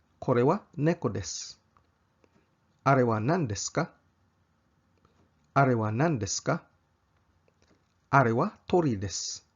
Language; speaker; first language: Japanese; non-native, fluent; Cebuano